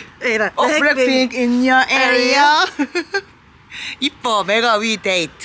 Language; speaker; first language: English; non-native, learner; Korean